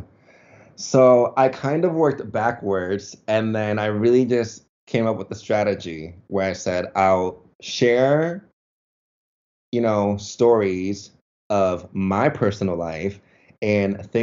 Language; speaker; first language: English; early bilingual, other home language; Spanish